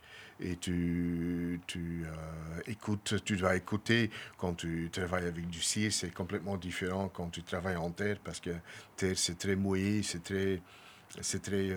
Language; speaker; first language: French; non-native, local second language; Dutch